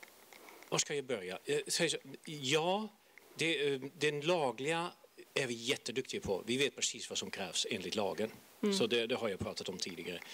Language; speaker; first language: Swedish; non-native, fluent; Dutch